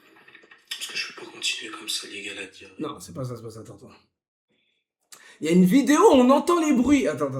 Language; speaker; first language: French; native; French